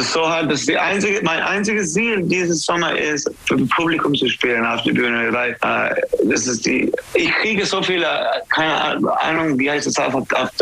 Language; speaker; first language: German; non-native, learner; English